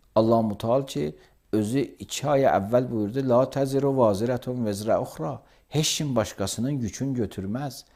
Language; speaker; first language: Azerbaijani; native; Azerbaijani